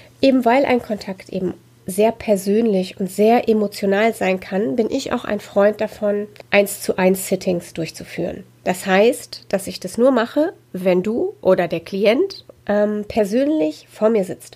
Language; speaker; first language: German; native; German